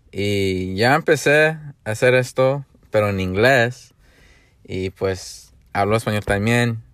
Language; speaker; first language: Spanish; early bilingual, other home language; English